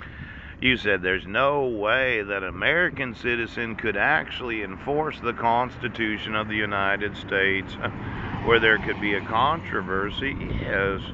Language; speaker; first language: English; native; English